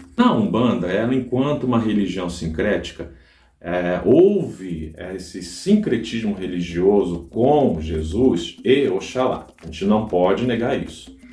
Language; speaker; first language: Portuguese; native; Portuguese